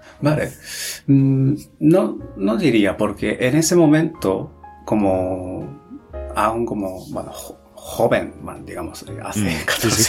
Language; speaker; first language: Spanish; non-native, fluent; Japanese